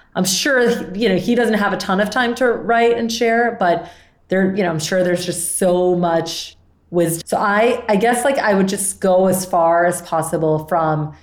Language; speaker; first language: English; non-native, fluent; Spanish